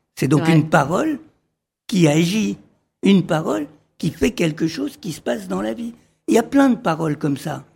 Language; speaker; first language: French; early bilingual, other home language; Arabic